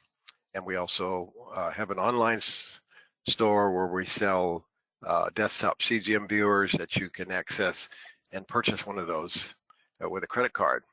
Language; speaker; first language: English; native; English